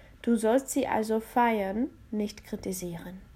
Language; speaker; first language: German; non-native, fluent; Czech